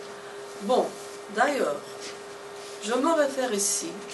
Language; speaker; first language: French; non-native, fluent; Russian